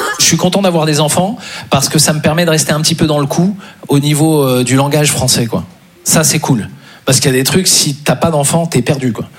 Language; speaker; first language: French; native; French